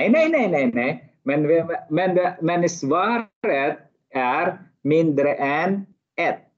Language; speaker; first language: Swedish; non-native, learner; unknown